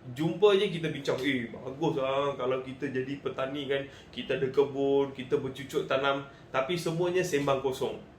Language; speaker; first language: Malay; non-native, local second language; Tamil